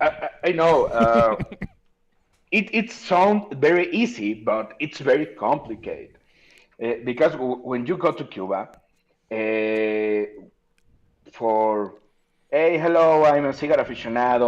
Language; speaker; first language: English; non-native, learner; Spanish